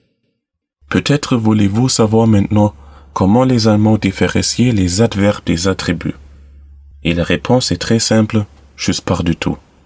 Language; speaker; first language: French; non-native, learner; German